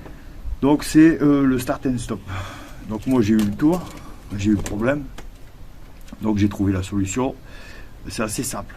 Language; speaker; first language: French; native; French